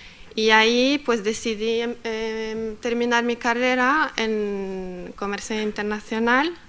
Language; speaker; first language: Spanish; non-native, fluent; Arabic